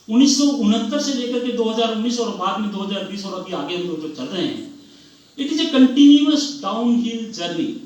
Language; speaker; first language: Hindi; non-native, local second language; Bangla